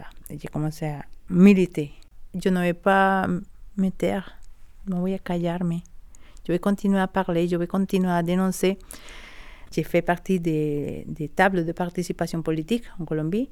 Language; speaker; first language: French; non-native, learner; Spanish